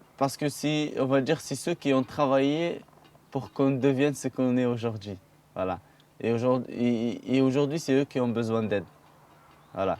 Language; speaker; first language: French; early bilingual, other home language; Arabic